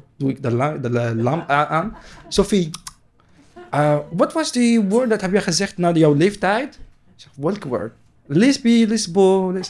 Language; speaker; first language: Dutch; non-native, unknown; Arabic